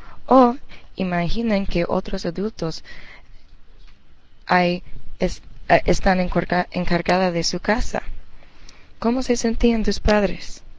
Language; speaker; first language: Spanish; early bilingual, heritage; Spanish